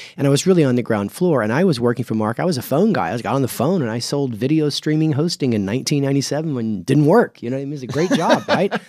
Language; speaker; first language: English; native; English